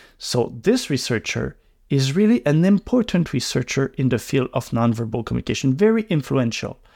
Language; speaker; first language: English; non-native, local second language; French